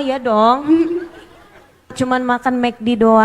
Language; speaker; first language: Indonesian; native; Indonesian